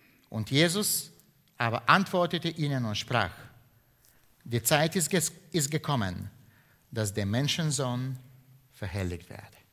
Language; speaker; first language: German; non-native, fluent; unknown